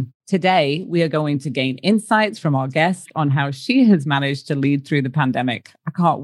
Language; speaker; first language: English; native; English